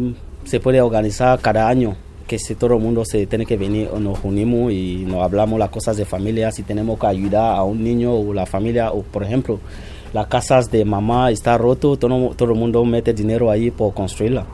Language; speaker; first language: Spanish; non-native, fluent; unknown